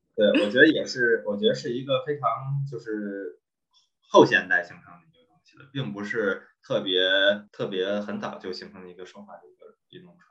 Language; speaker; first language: Chinese; native; Chinese